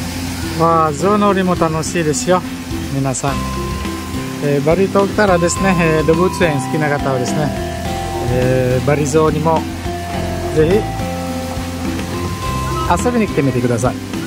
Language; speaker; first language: Japanese; non-native, fluent; Balinese